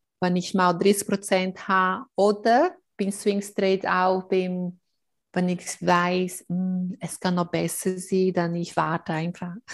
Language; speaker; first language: German; non-native, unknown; Portuguese